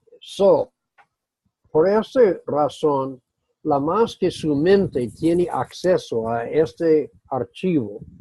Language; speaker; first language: Spanish; non-native, fluent; English